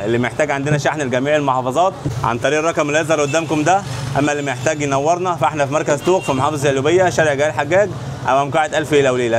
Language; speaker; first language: Arabic; native; Arabic